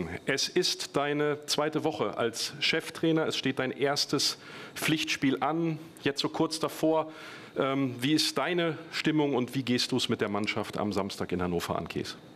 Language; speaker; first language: German; native; German